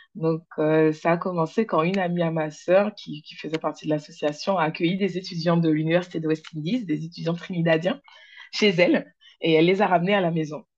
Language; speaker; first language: French; native; French